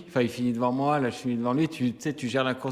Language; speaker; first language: French; native; French